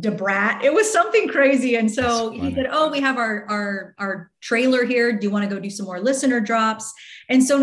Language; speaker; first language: English; native; English